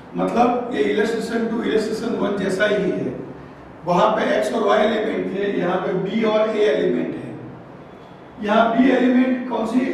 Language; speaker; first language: Hindi; non-native, local second language; Gujarati